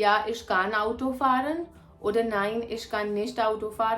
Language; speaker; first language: German; non-native, fluent; Hindi